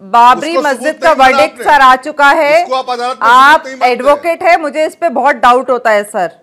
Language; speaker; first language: Hindi; native; Hindi